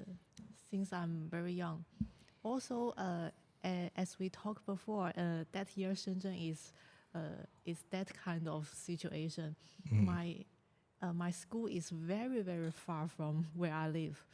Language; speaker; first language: English; non-native, learner; Chinese